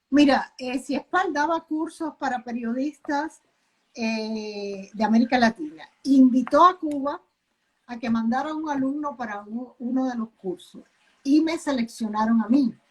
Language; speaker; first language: Spanish; native; Spanish